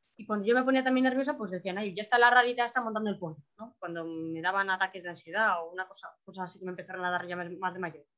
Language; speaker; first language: Spanish; native; Spanish